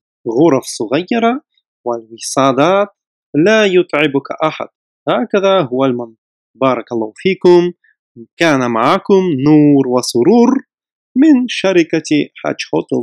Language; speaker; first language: Arabic; non-native, fluent; Russian